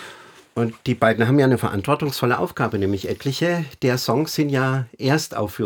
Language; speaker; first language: German; native; German